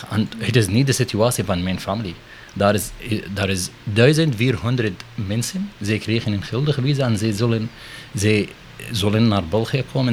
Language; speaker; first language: Dutch; non-native, learner; Arabic